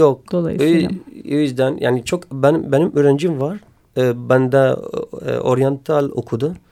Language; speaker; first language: Turkish; non-native, learner; Kurdish